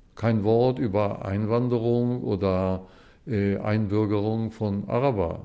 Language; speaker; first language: German; early bilingual, heritage; Hebrew